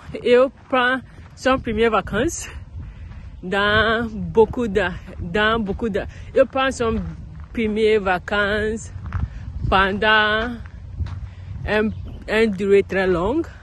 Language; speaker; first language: French; non-native, learner; English